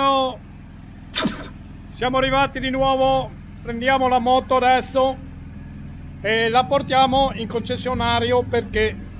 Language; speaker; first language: Italian; non-native, fluent; Spanish